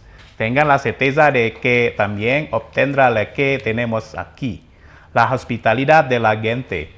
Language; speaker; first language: Spanish; non-native, fluent; Indonesian